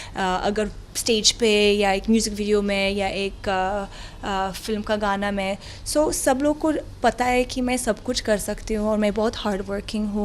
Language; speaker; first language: Hindi; non-native, fluent; Arabic